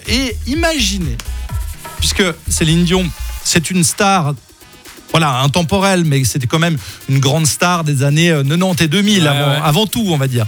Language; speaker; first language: French; native; French